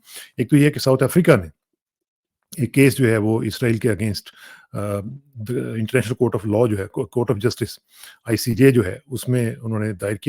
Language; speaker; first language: Urdu; native; Urdu